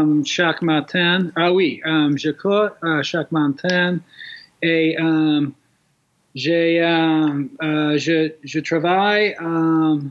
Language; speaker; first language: French; non-native, learner; English